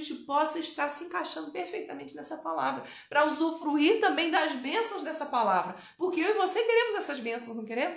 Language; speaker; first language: Portuguese; native; Portuguese